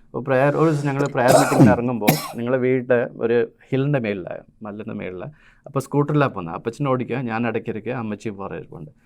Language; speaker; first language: Malayalam; early bilingual, heritage; Malayalam